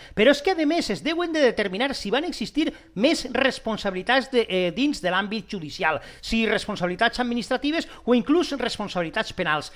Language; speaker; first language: Catalan; non-native, local second language; Spanish